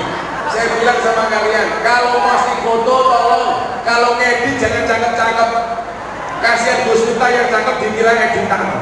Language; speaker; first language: Indonesian; non-native, local second language; Javanese